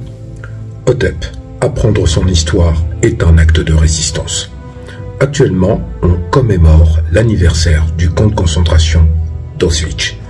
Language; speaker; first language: French; native; French